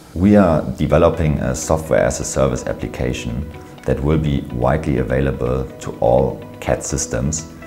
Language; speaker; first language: English; non-native, fluent; German